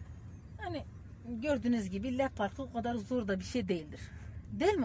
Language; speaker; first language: Turkish; native; Turkish